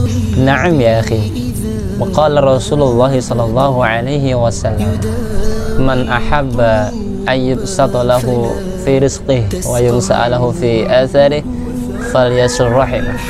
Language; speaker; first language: Arabic; non-native, learner; Indonesian